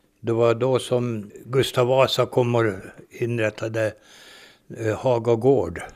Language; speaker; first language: Swedish; native; Swedish